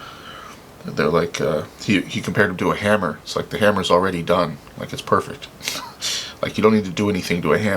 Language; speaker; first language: English; native; English